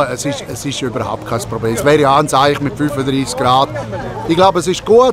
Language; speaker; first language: German; native; German